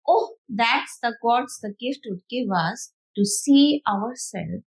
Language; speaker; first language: English; non-native, local second language; Bangla